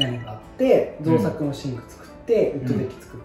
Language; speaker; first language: Japanese; native; Japanese